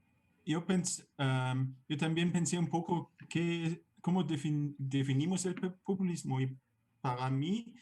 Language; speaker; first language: Spanish; non-native, fluent; German